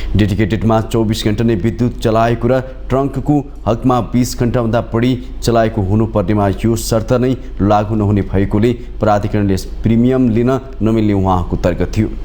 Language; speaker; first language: Nepali; native; Nepali